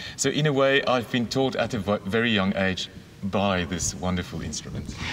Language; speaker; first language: English; non-native, local second language; Afrikaans